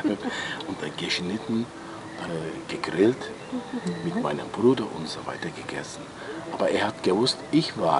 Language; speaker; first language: German; non-native, local second language; Turkish